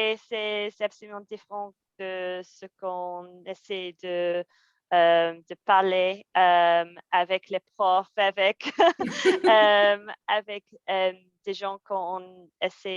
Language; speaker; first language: French; non-native, fluent; English